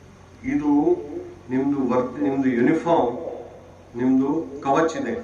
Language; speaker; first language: Kannada; non-native, fluent; Hindi